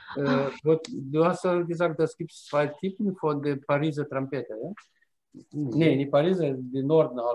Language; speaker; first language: German; non-native, fluent; Russian